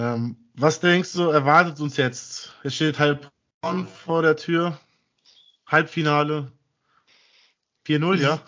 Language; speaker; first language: German; native; German